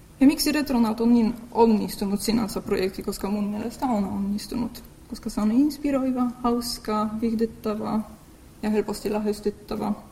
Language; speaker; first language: Finnish; non-native, fluent; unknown